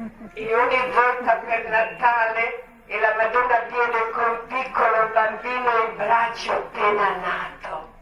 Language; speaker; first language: Italian; non-native, learner; Croatian